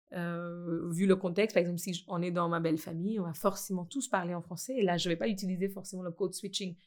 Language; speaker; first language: French; non-native, fluent; Gujarati